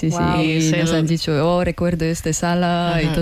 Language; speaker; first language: Spanish; non-native, learner; Russian